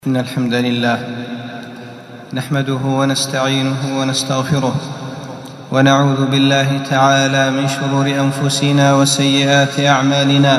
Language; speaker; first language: Arabic; native; Arabic